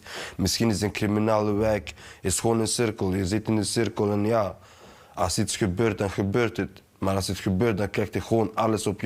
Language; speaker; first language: Dutch; early bilingual, other home language; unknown